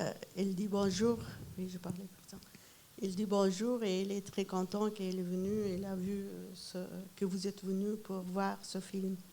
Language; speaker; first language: French; non-native, fluent; Persian